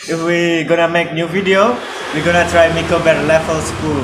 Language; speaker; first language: English; non-native, learner; Indonesian